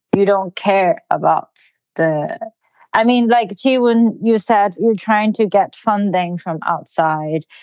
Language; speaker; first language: English; non-native, local second language; Cantonese